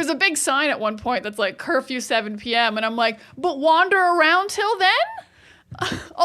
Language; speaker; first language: English; native; English